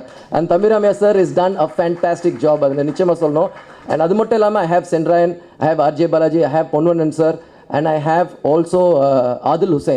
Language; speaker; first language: Tamil; native; Tamil